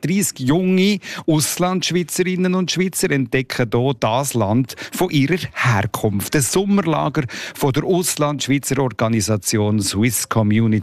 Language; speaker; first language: German; native; German